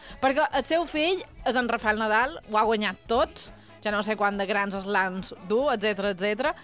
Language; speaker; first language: Catalan; native; Catalan